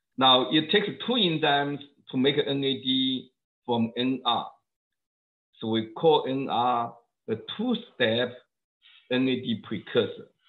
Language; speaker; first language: English; non-native, fluent; Chinese